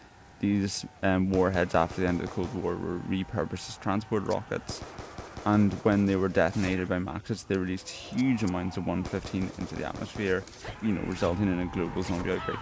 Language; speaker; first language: English; native; English